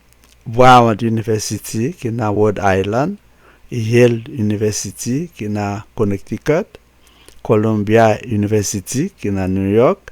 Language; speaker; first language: French; non-native, local second language; Haitian Creole